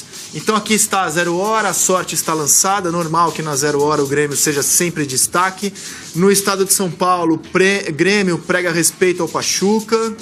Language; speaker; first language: Portuguese; native; Portuguese